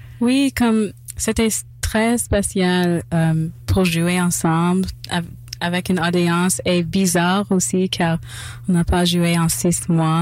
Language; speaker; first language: French; non-native, local second language; English